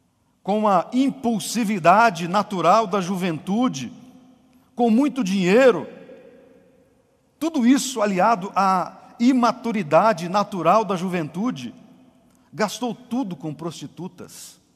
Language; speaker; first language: Portuguese; native; Portuguese